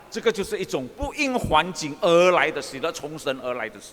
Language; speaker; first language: Chinese; early bilingual, heritage; Chinese